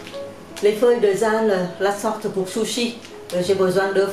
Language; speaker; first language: French; non-native, learner; Vietnamese